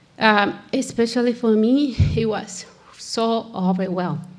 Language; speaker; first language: English; non-native, learner; Spanish